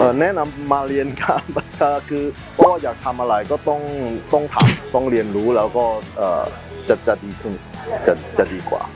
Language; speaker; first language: Thai; non-native, learner; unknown